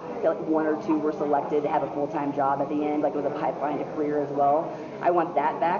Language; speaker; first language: English; native; English